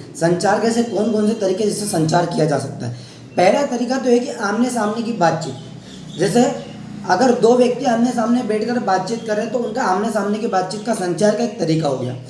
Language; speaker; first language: Hindi; native; Hindi